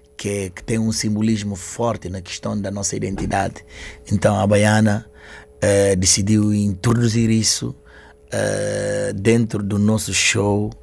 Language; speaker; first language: Portuguese; non-native, local second language; Upper Guinea Crioulo